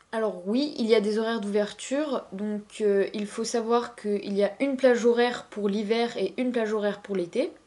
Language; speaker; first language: French; native; French